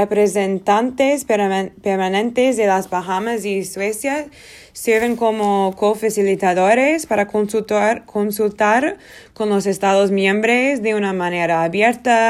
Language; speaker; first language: Spanish; non-native, learner; Portuguese